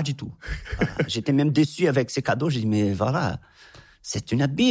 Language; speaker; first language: French; non-native, fluent; Portuguese